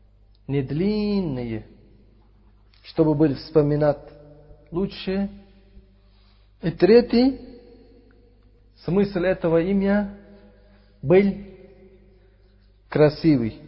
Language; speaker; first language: Russian; non-native, fluent; Uzbek